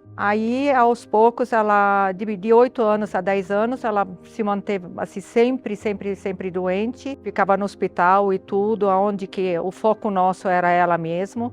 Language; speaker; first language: Portuguese; non-native, fluent; Arabic